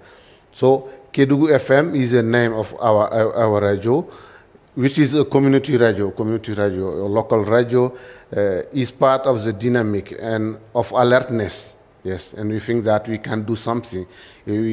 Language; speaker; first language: English; non-native, learner; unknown